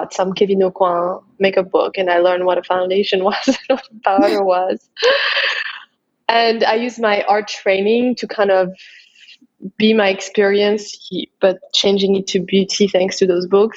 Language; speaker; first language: English; non-native, fluent; French